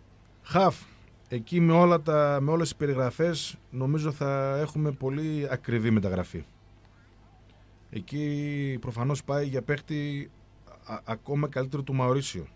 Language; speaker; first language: Greek; native; Greek